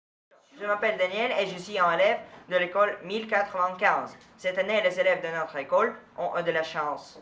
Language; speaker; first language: French; non-native, learner; Russian